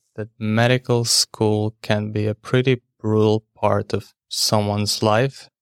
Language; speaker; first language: English; non-native, fluent; Ukrainian